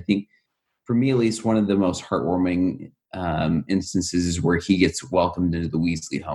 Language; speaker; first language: English; native; English